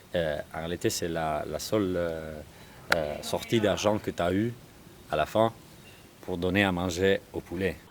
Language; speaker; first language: French; non-native, learner; Italian